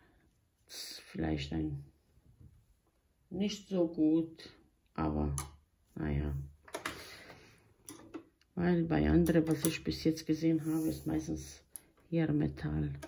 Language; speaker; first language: German; non-native, local second language; Bosnian